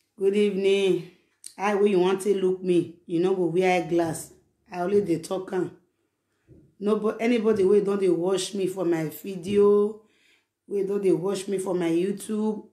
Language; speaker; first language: Nigerian Pidgin; non-native, local second language; Bini